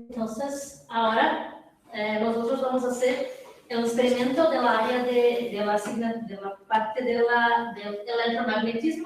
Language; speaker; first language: Spanish; non-native, fluent; Portuguese